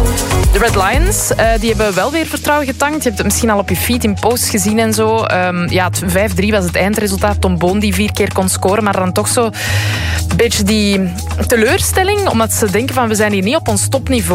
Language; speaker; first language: Dutch; native; Dutch